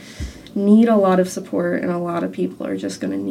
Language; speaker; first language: English; native; English